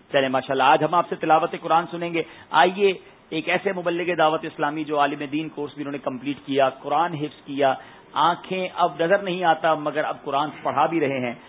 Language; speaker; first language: Urdu; native; Urdu